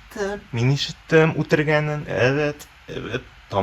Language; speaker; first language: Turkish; non-native, learner; Tatar